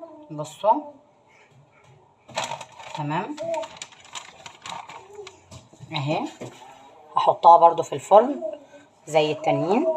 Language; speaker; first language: Arabic; native; Arabic